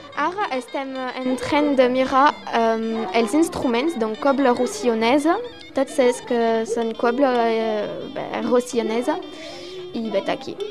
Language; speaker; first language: Catalan; non-native, learner; French